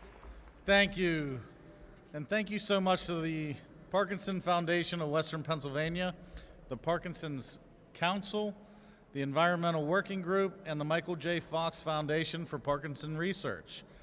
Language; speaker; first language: English; native; English